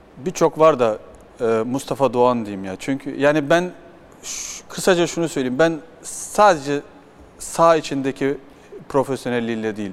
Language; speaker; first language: Turkish; early bilingual, heritage; Turkish